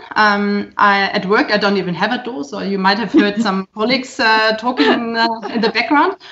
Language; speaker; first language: English; non-native, fluent; German